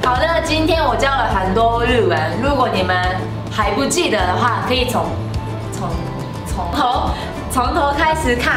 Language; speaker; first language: Chinese; non-native, fluent; Japanese